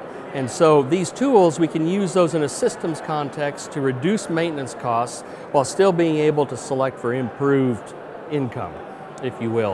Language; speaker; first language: English; native; English